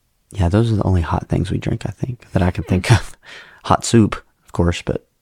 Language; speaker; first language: English; native; English